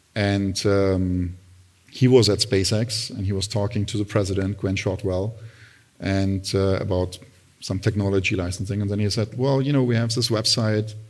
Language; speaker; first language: English; non-native, fluent; German